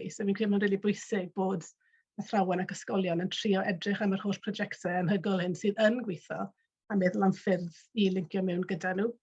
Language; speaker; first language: Welsh; native; Welsh